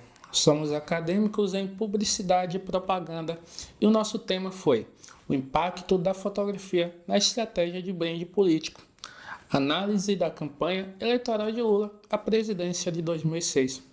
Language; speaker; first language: Portuguese; native; Portuguese